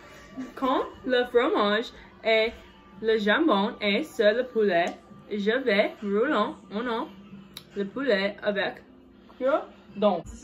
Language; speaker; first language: French; non-native, learner; English